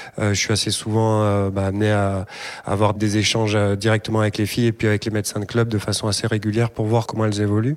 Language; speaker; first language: French; native; French